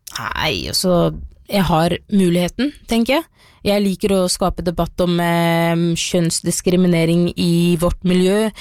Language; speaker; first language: Norwegian; early bilingual, other home language; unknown